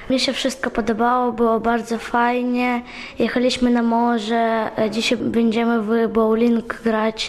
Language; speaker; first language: Polish; early bilingual, other home language; Ukrainian